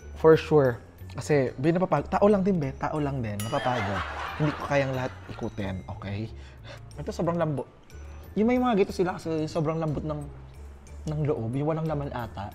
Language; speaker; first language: Filipino; native; Filipino